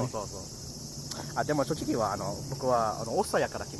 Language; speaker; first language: Japanese; non-native, learner; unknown